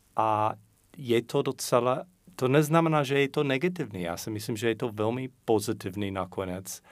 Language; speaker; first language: Czech; non-native, fluent; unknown